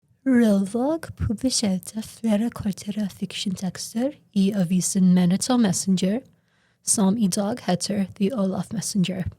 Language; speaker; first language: Norwegian; non-native, learner; English